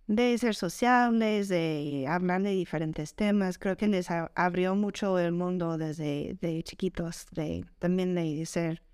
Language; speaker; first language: Spanish; non-native, fluent; English